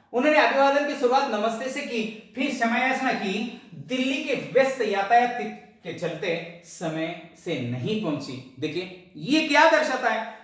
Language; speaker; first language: Hindi; non-native, local second language; Marathi